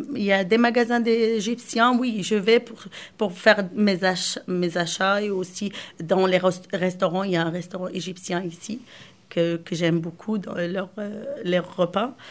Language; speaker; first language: French; non-native, local second language; Arabic